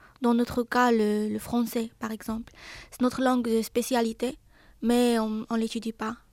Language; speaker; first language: French; non-native, local second language; Arabic